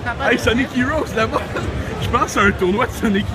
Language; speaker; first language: French; native; French